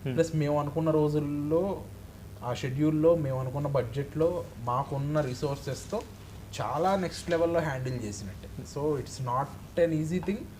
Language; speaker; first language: Telugu; native; Telugu